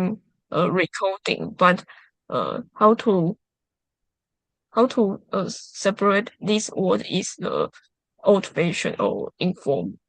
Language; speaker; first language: English; non-native, learner; Chinese